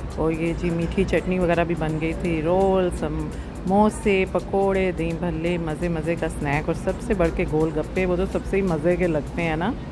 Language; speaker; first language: Urdu; native; Urdu